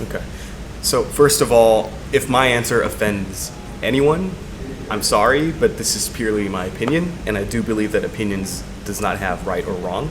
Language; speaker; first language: English; non-native, fluent; Thai